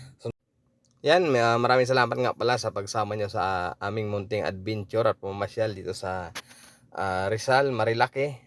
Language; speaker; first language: Filipino; native; Filipino